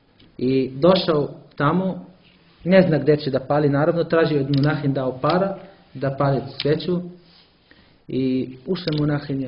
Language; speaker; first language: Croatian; non-native, learner; Arabic